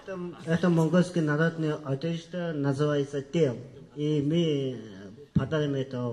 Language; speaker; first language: Russian; non-native, learner; Mongolian